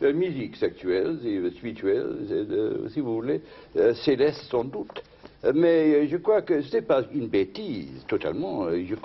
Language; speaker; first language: French; non-native, fluent; English